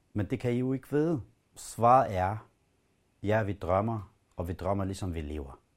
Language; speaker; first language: Danish; early bilingual, other home language; Kurdish